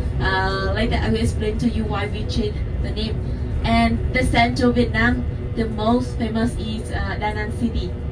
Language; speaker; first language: English; non-native, learner; Vietnamese